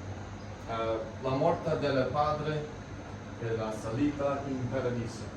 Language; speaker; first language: Italian; non-native, learner; English